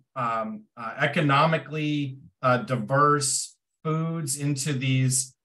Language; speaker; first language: English; native; English